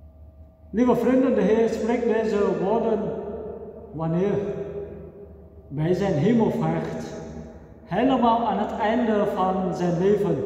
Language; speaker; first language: Dutch; non-native, fluent; Vietnamese